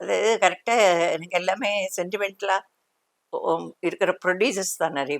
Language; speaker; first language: Tamil; non-native, local second language; Telugu